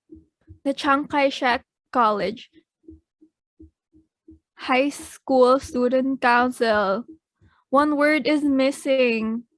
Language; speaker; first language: English; non-native, local second language; Filipino